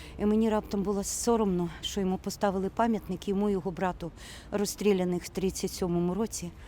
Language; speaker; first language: Ukrainian; non-native, local second language; Russian